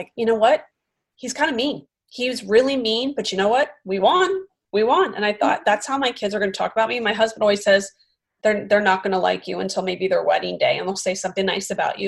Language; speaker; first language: English; native; English